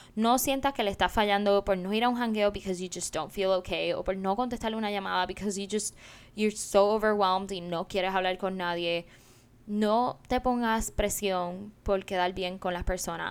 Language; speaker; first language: Spanish; native; Spanish